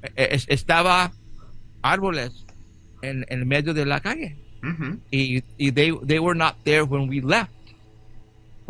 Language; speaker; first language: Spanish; early bilingual, heritage; Spanish